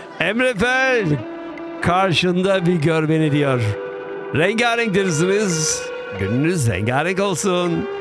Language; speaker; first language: Turkish; early bilingual, heritage; Turkish